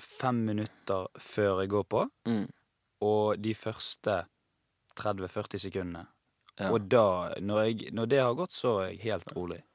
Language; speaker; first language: Norwegian; non-native, fluent; Persian